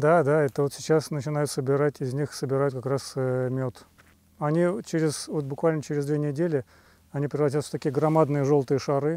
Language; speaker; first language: Russian; native; Russian